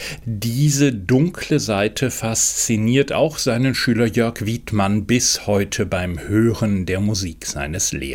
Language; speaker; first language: German; native; German